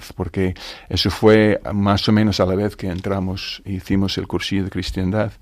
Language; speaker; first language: Spanish; non-native, fluent; English